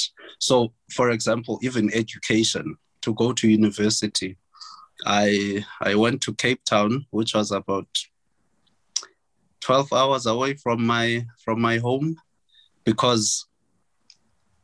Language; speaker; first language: English; non-native, local second language; Xhosa